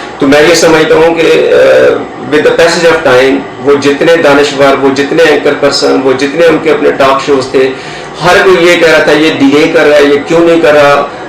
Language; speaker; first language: Urdu; non-native, local second language; Punjabi